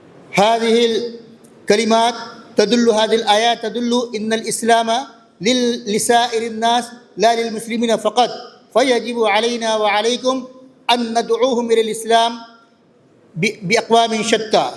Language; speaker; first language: Arabic; non-native, learner; Urdu